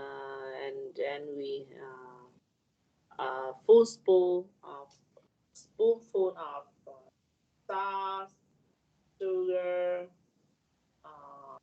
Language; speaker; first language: English; non-native, learner; Vietnamese